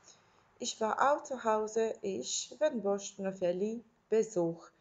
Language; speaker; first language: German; non-native, fluent; Albanian